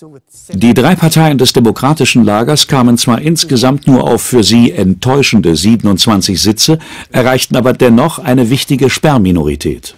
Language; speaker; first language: German; native; German